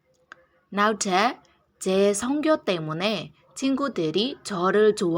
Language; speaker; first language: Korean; non-native, fluent; Burmese